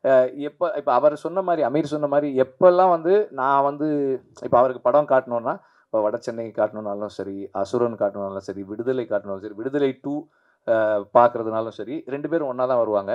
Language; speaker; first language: Tamil; native; Tamil